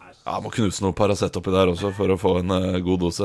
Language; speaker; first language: Norwegian; native; Norwegian